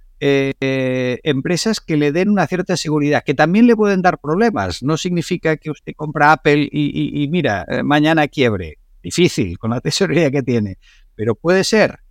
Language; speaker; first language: Spanish; non-native, local second language; Catalan